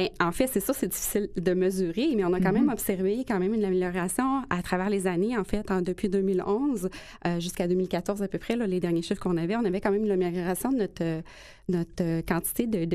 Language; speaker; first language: French; native; French